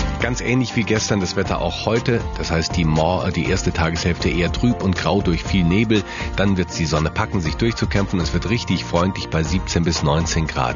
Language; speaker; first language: German; native; German